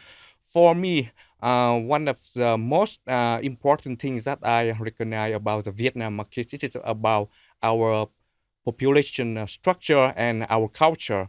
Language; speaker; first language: English; non-native, learner; Vietnamese